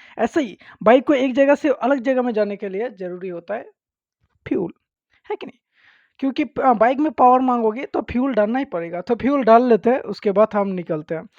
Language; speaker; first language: Hindi; non-native, local second language; Bangla